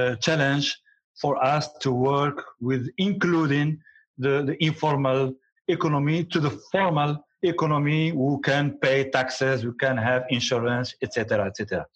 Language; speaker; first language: English; non-native, learner; Arabic